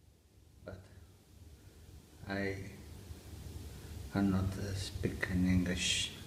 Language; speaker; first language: English; non-native, learner; Spanish